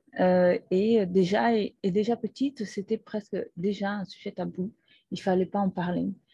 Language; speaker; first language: French; non-native, fluent; Portuguese